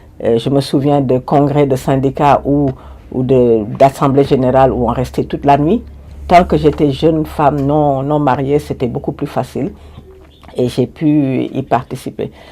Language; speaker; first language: French; non-native, local second language; Wolof